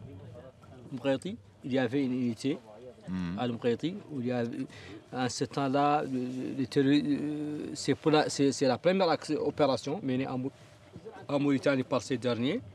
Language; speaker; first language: French; non-native, local second language; Arabic